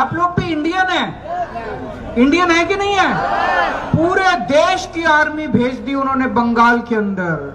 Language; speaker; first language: Hindi; native; Hindi